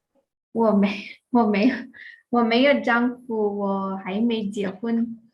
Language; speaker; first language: Chinese; non-native, fluent; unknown